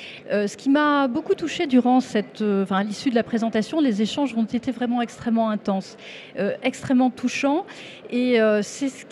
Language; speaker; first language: French; native; French